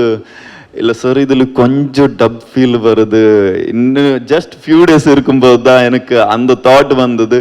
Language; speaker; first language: Tamil; non-native, learner; Kannada